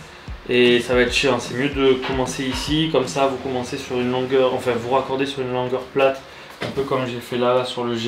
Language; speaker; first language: French; native; French